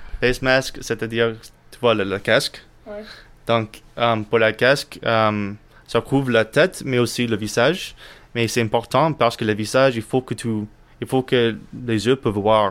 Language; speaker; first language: French; non-native, learner; English